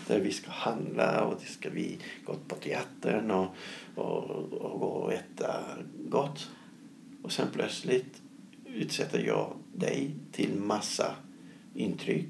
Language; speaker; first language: Swedish; non-native, fluent; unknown